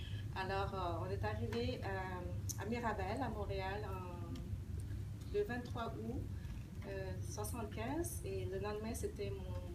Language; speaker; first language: French; early bilingual, other home language; Vietnamese